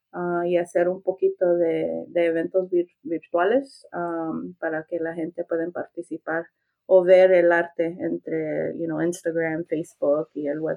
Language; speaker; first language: Spanish; early bilingual, heritage; Spanish